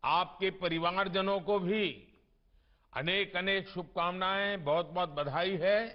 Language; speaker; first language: Hindi; non-native, local second language; Gujarati